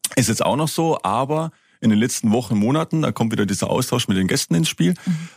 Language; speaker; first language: German; native; German